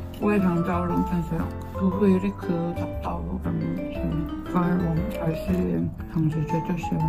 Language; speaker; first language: Chinese; non-native, fluent; Korean